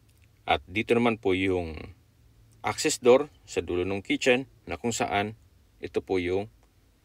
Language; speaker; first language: Filipino; native; Filipino